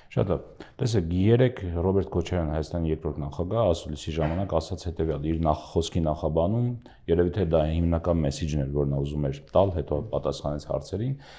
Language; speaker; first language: Armenian; native; Armenian